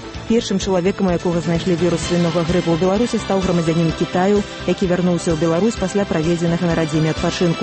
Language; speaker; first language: Belarusian; native; Belarusian